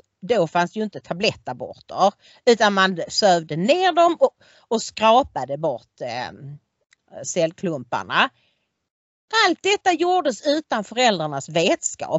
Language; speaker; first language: Swedish; native; Swedish